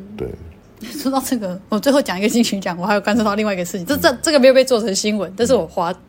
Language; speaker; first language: Chinese; native; Chinese